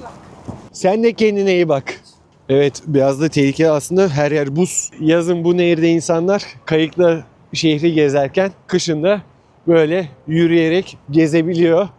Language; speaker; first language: Turkish; native; Turkish